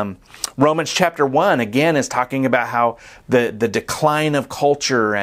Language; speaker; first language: English; native; English